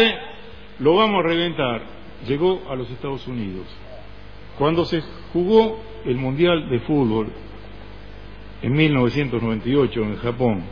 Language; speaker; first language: Spanish; native; Spanish